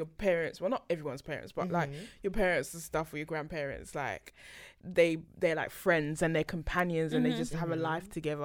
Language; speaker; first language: English; native; English